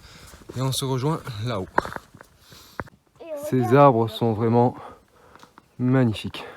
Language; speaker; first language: French; native; French